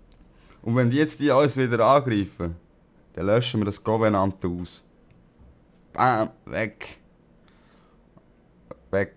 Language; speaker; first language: German; native; German